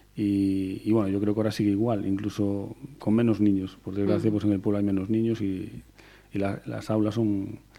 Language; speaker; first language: Spanish; native; Spanish